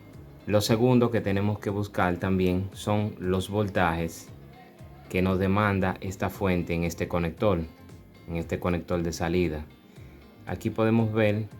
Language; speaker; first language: Spanish; native; Spanish